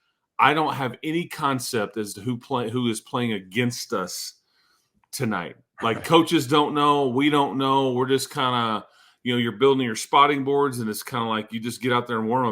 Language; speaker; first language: English; native; English